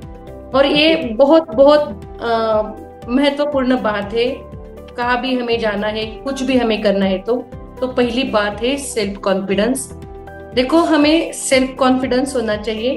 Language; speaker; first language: Hindi; native; Hindi